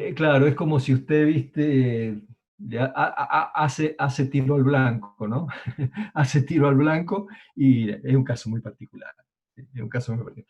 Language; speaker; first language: Spanish; native; Spanish